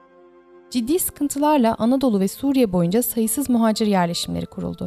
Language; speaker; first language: Turkish; native; Turkish